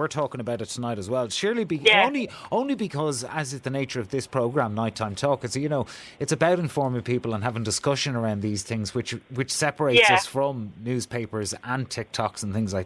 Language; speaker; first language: English; native; English